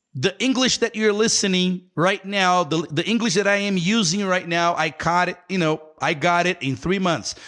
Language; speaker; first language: English; non-native, fluent; Portuguese